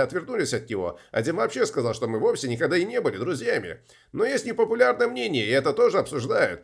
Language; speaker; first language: Russian; native; Russian